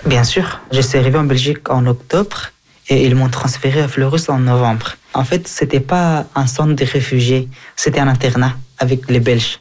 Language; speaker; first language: French; early bilingual, other home language; Persian